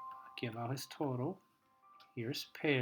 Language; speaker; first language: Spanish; non-native, fluent; English